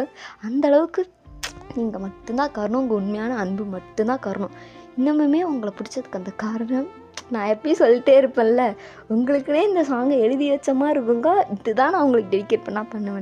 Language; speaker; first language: Tamil; native; Tamil